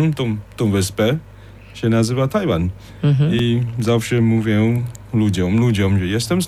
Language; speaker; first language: Polish; non-native, fluent; Chinese